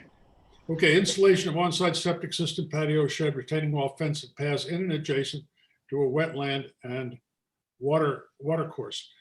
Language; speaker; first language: English; native; English